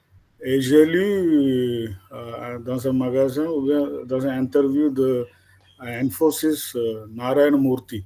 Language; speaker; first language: French; non-native, fluent; Malayalam